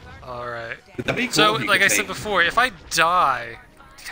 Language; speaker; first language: English; native; English